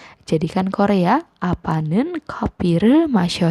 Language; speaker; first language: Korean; non-native, fluent; Indonesian